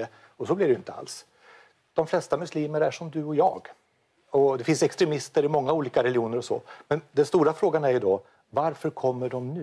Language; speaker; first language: Swedish; native; Swedish